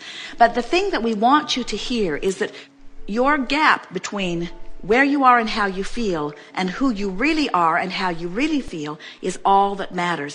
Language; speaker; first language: English; native; English